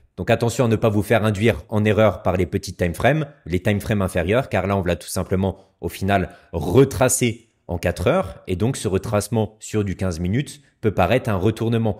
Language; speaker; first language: French; native; French